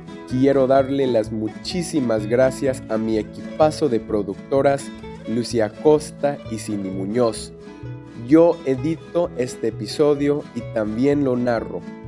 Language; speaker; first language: Spanish; non-native, fluent; English